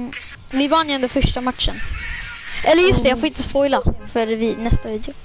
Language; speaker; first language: Swedish; native; Swedish